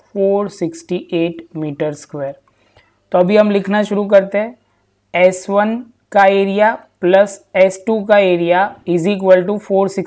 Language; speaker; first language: Hindi; non-native, local second language; Gujarati